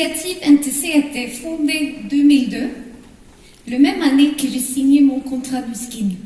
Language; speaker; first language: French; non-native, fluent; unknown